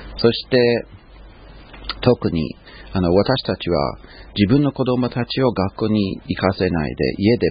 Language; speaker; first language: Japanese; non-native, fluent; English